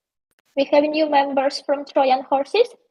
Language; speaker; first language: English; non-native, learner; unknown